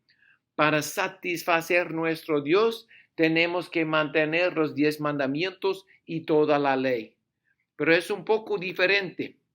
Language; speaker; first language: Spanish; non-native, fluent; English